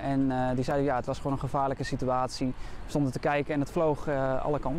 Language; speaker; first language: Dutch; native; Dutch